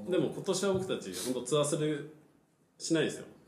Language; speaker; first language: Japanese; native; Japanese